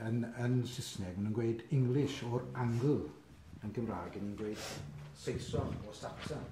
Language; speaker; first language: Welsh; native; Welsh